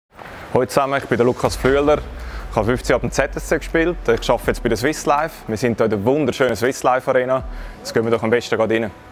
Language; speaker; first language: German; native; German